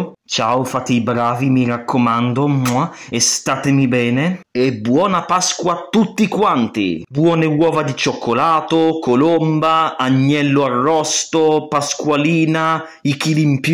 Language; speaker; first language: Italian; native; Italian